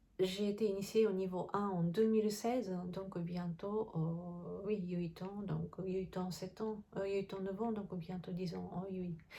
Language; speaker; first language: French; non-native, fluent; Japanese